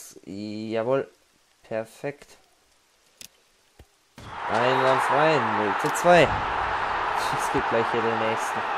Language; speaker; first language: German; native; German